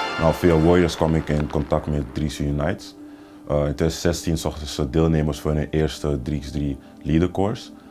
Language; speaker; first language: Dutch; early bilingual, other home language; Papiamento